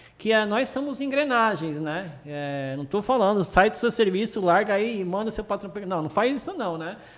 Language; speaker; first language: Portuguese; early bilingual, other home language; Japanese